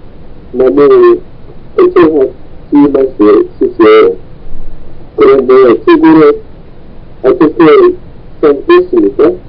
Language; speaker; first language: Korean; non-native, learner; Vietnamese